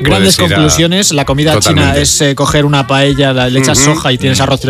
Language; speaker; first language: Spanish; native; Spanish